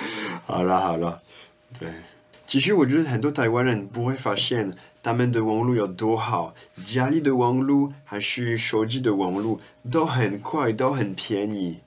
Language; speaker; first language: Chinese; non-native, fluent; French